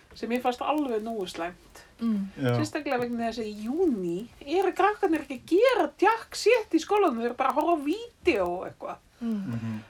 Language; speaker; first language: Icelandic; native; Icelandic